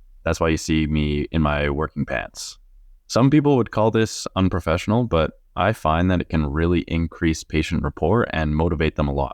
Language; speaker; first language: English; native; English